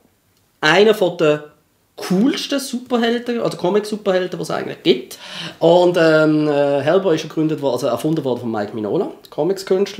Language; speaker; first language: German; native; German